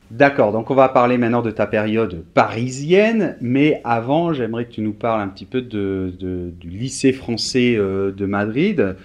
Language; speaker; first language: French; native; French